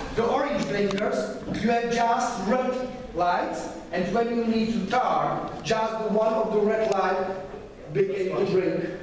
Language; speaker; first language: English; non-native, learner; Czech